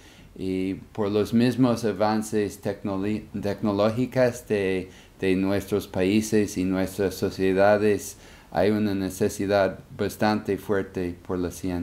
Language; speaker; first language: Spanish; non-native, fluent; English